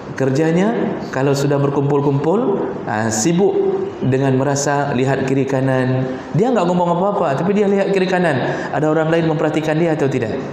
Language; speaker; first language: Malay; non-native, local second language; Achinese